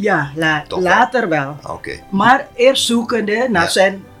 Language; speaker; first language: Dutch; non-native, local second language; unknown